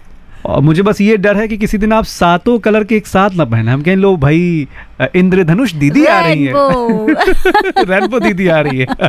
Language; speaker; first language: Hindi; native; Hindi